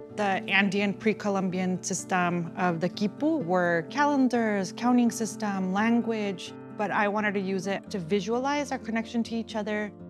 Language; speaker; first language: English; early bilingual, other home language; Spanish